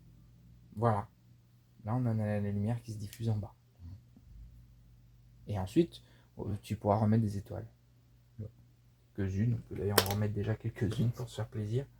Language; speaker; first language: French; native; French